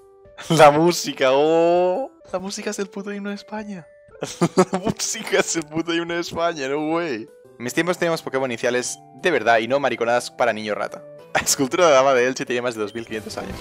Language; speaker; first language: Spanish; native; Spanish